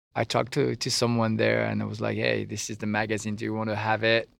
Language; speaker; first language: English; non-native, fluent; French